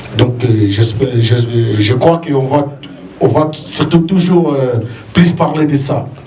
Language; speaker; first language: French; non-native, local second language; Lingala